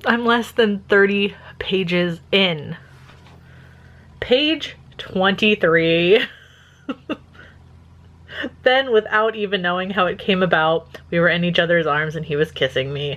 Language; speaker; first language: English; native; English